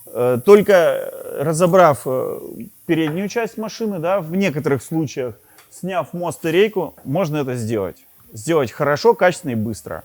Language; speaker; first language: Russian; native; Russian